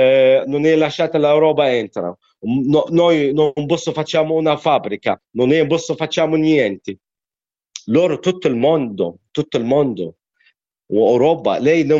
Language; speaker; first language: Italian; non-native, learner; Arabic